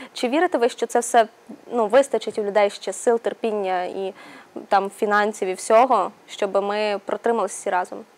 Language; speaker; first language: Ukrainian; native; Ukrainian